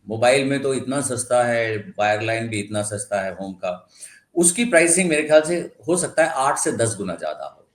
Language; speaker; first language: Hindi; non-native, local second language; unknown